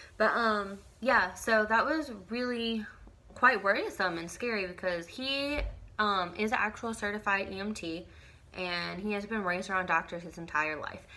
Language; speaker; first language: English; native; English